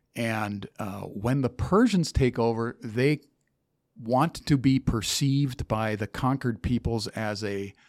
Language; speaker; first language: English; native; English